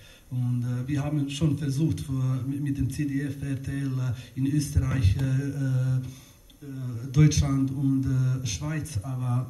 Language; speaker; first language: German; non-native, learner; Bosnian